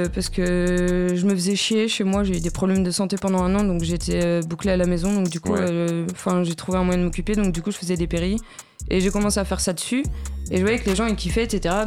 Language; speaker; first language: French; native; French